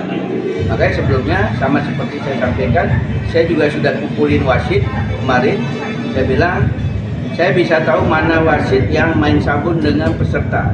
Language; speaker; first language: Indonesian; native; Indonesian